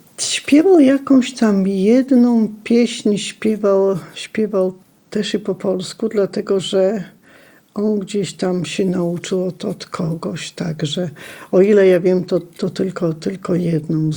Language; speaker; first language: Polish; non-native, local second language; Lithuanian